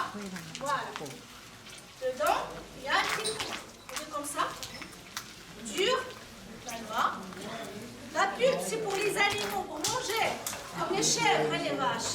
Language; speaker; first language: French; non-native, local second language; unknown